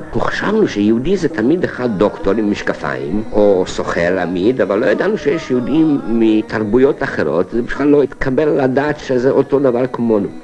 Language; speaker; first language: Hebrew; non-native, fluent; Hungarian